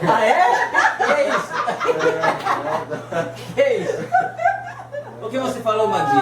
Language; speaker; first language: Portuguese; non-native, fluent; Haitian Creole